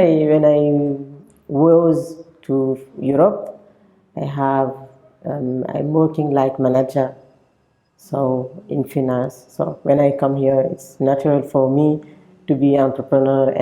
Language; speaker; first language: English; non-native, local second language; French